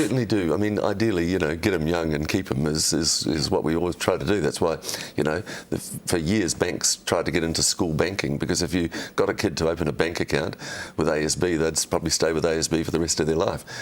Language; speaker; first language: English; native; English